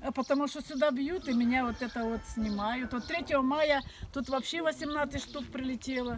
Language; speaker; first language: Russian; native; Russian